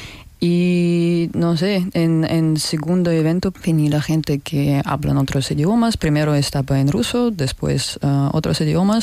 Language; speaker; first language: Spanish; non-native, learner; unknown